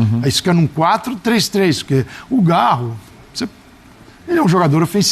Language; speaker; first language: Portuguese; native; Portuguese